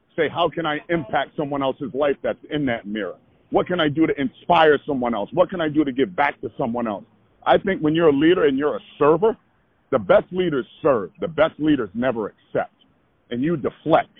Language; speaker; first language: English; native; English